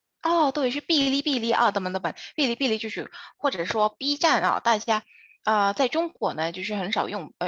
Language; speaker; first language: Chinese; non-native, fluent; Indonesian